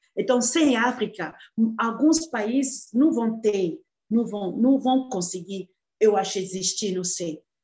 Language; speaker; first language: Portuguese; non-native, fluent; Lingala